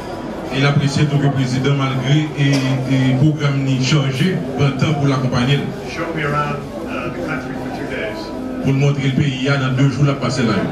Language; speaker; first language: French; non-native, local second language; Haitian Creole